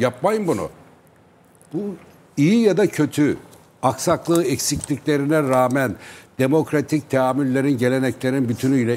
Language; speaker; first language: Turkish; native; Turkish